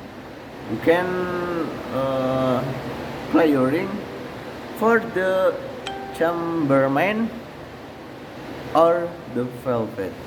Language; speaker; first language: English; non-native, learner; Indonesian